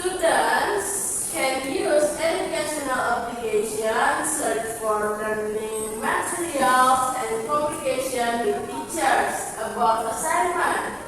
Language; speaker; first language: English; non-native, fluent; Indonesian